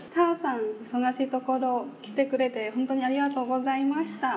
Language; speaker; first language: Japanese; non-native, fluent; Vietnamese